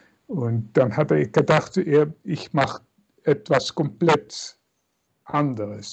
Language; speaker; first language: German; non-native, fluent; Dutch